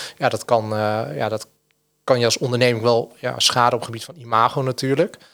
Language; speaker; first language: Dutch; native; Dutch